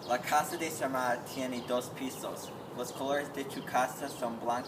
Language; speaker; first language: Spanish; non-native, learner; English